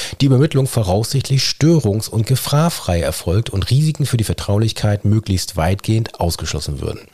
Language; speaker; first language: German; native; German